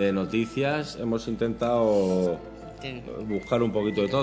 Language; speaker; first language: Spanish; native; Spanish